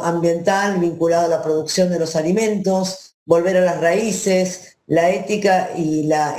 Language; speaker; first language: Spanish; native; Spanish